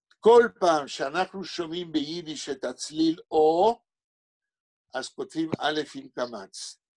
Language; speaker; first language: Hebrew; native; Hebrew